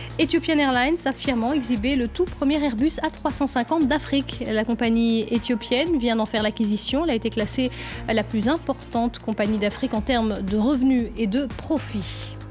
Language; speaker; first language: French; native; French